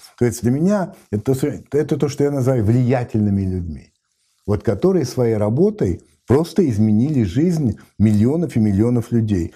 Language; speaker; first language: Russian; non-native, fluent; French